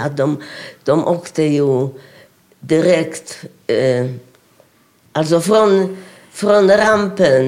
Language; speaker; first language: Swedish; non-native, fluent; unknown